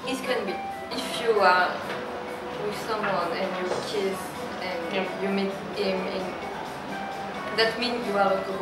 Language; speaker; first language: English; non-native, learner; French